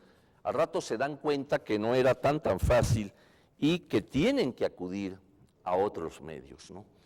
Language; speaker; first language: Spanish; native; Spanish